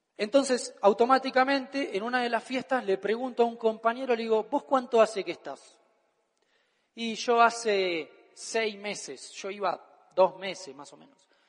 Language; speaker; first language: Spanish; native; Spanish